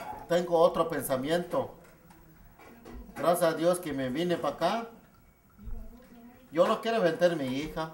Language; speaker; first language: Spanish; non-native, local second language; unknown